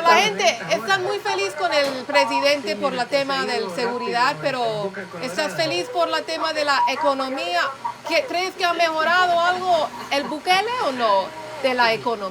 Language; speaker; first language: Spanish; non-native, fluent; English